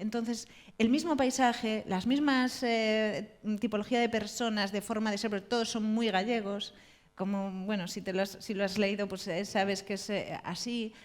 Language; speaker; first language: Spanish; native; Spanish